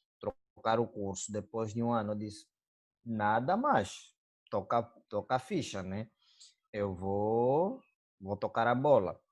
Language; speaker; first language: Portuguese; native; Portuguese